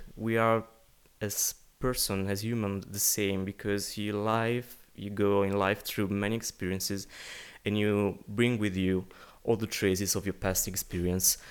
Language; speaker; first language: English; non-native, learner; Italian